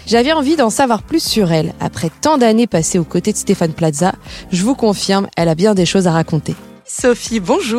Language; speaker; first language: French; native; French